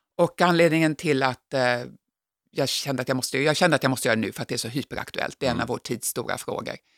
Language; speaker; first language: Swedish; native; Swedish